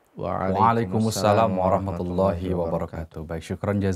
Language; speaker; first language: Indonesian; native; Indonesian